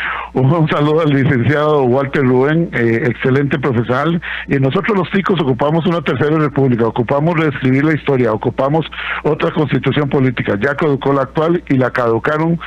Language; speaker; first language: Spanish; native; Spanish